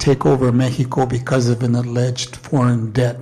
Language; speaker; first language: English; native; English